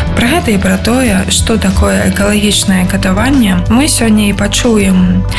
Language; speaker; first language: Belarusian; native; Belarusian